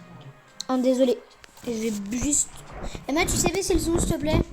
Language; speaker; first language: French; native; French